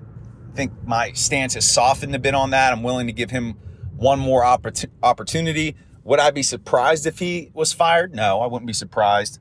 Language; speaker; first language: English; native; English